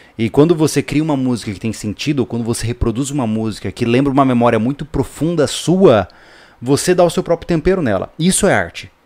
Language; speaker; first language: Portuguese; native; Portuguese